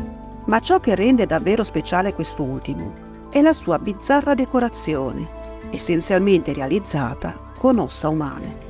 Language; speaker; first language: Italian; native; Italian